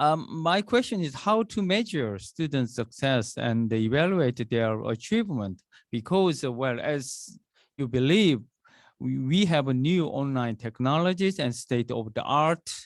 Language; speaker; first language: English; non-native, fluent; Korean